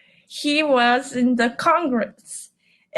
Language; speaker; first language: English; non-native, learner; Portuguese